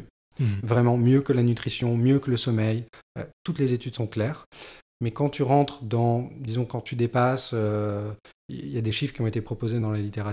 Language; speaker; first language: French; native; French